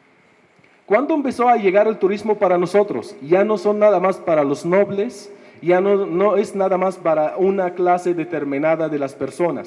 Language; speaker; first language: Spanish; non-native, fluent; Arabic